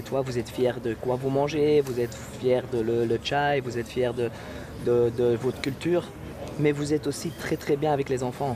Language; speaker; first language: French; non-native, local second language; Dutch